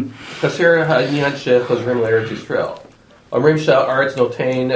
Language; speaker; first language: Hebrew; non-native, learner; English